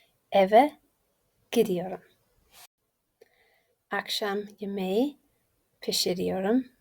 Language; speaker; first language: Turkish; non-native, learner; English